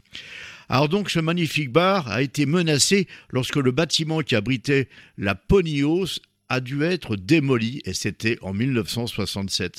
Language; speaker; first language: French; native; French